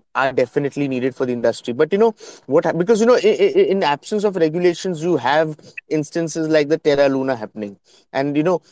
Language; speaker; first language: English; non-native, local second language; Hindi